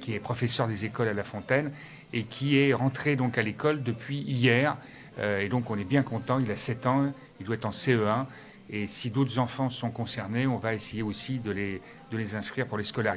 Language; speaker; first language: French; native; French